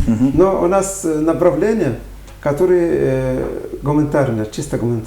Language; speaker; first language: Russian; non-native, fluent; Arabic